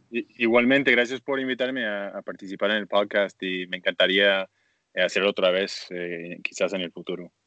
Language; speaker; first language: Spanish; early bilingual, heritage; Spanish